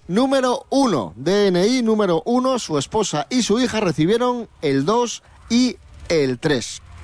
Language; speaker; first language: Spanish; native; Spanish